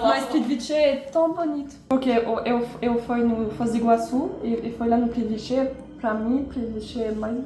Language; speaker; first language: Portuguese; non-native, fluent; French